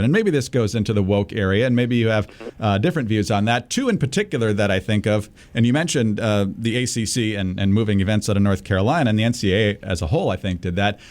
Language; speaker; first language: English; native; English